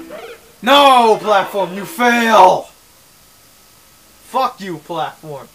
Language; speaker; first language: English; native; English